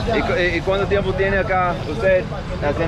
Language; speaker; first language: Spanish; non-native, learner; English